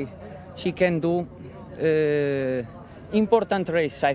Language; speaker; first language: English; non-native, learner; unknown